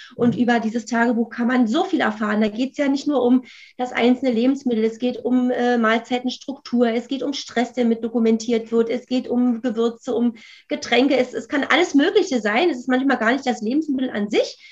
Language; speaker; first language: German; native; German